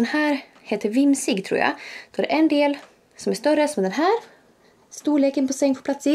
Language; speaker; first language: Swedish; native; Swedish